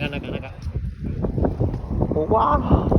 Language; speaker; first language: Japanese; non-native, learner; Hmong